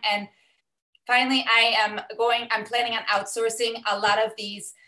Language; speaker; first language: English; native; English